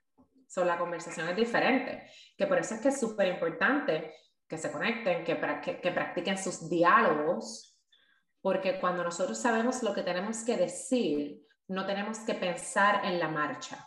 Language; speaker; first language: Spanish; native; Spanish